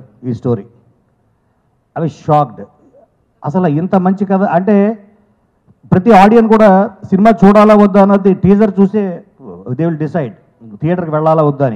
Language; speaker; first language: Telugu; native; Telugu